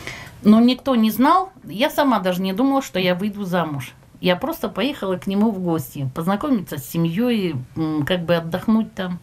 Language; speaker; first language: Russian; native; Russian